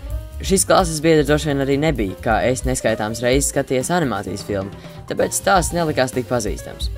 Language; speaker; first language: Latvian; native; Latvian